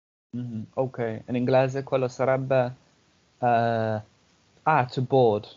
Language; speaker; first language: Italian; non-native, fluent; English